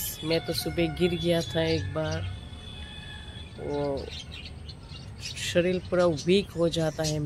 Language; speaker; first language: Hindi; non-native, local second language; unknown